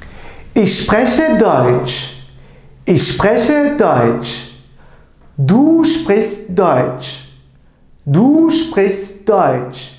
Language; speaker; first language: German; non-native, fluent; Turkish